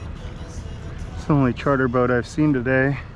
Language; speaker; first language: English; native; English